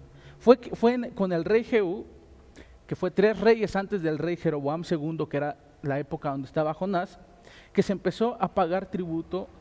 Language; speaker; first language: Spanish; native; Spanish